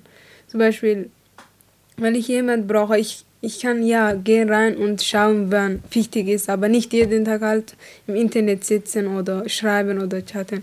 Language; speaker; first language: German; non-native, learner; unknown